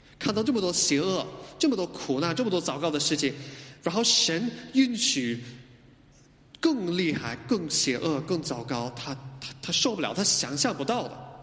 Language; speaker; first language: Chinese; non-native, fluent; English